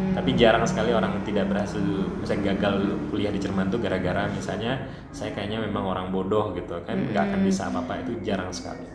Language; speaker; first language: Indonesian; non-native, local second language; Achinese